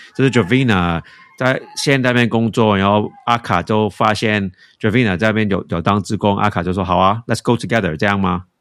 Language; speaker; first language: Chinese; non-native, fluent; English